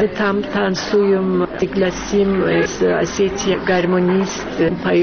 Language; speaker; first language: Russian; non-native, learner; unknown